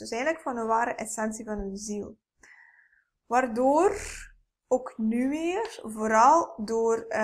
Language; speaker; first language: Dutch; native; Dutch